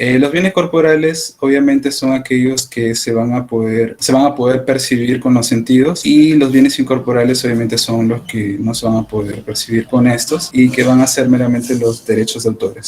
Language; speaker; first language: Spanish; native; Spanish